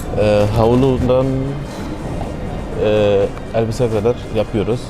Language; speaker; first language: Turkish; non-native, learner; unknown